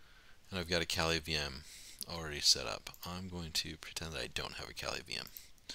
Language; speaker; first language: English; native; English